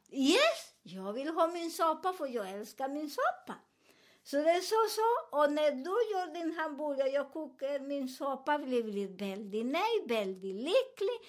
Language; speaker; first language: Swedish; non-native, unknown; Spanish